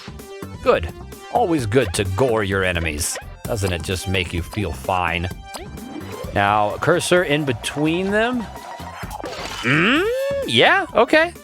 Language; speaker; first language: English; native; English